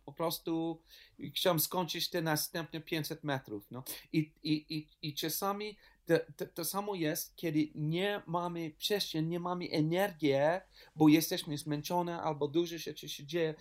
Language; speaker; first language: Polish; non-native, learner; English